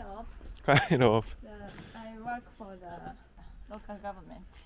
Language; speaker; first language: English; non-native, learner; Japanese